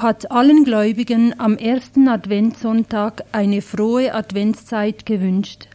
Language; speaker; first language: German; native; German